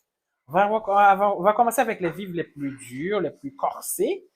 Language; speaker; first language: French; non-native, local second language; Haitian Creole